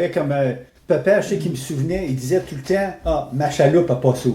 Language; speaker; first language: French; native; French